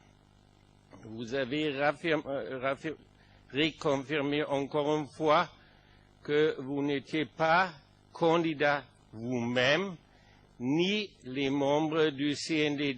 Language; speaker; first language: French; non-native, fluent; German